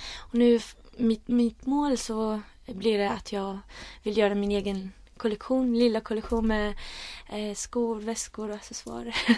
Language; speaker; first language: Swedish; non-native, fluent; Arabic